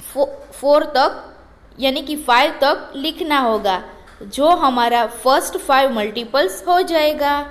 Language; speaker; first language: Hindi; non-native, local second language; Gujarati